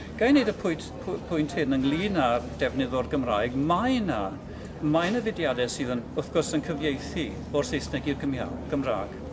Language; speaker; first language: Welsh; native; Welsh